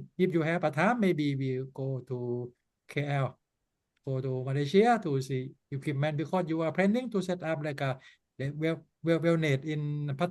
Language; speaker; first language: English; non-native, learner; Thai